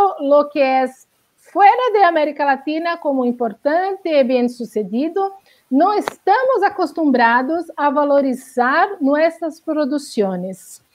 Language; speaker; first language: Spanish; non-native, learner; Portuguese